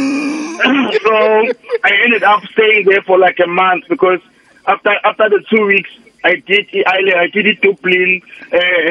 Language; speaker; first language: English; non-native, local second language; Zulu